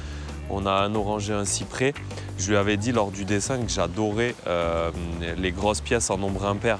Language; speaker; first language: French; native; French